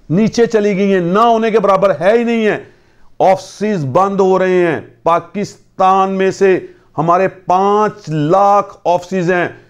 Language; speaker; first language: Urdu; non-native, local second language; Punjabi